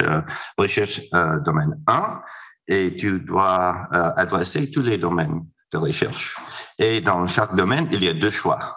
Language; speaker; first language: French; non-native, fluent; English